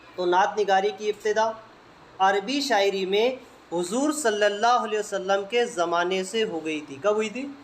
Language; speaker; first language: Urdu; native; Urdu